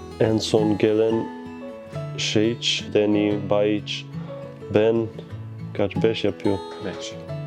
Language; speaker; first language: Turkish; non-native, fluent; Bosnian